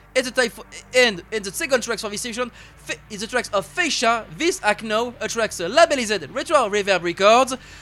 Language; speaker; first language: English; non-native, learner; French